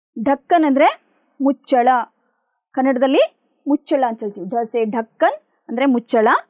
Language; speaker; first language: Kannada; native; Kannada